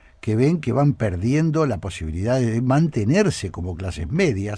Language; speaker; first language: Spanish; native; Spanish